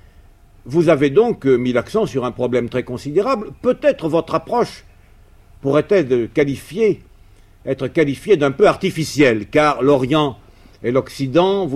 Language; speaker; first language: French; native; French